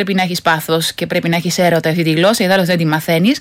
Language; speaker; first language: Greek; non-native, fluent; Spanish